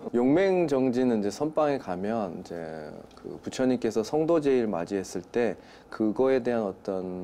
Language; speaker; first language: Korean; native; Korean